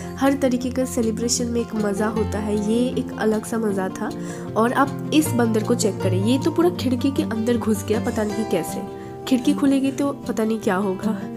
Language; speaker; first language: Hindi; non-native, local second language; Bangla